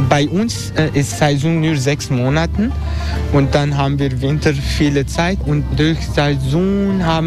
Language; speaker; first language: German; non-native, learner; Turkish